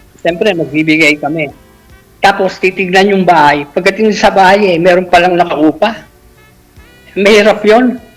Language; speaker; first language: Filipino; native; Filipino